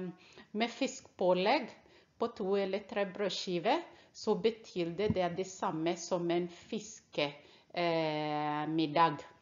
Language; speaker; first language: Norwegian; non-native, fluent; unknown